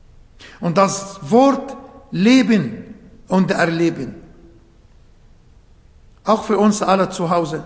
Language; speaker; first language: German; non-native, fluent; Arabic